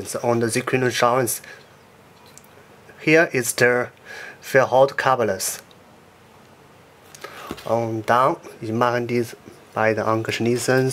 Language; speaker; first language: German; non-native, learner; Chinese